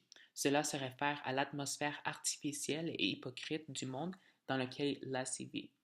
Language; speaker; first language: French; native; French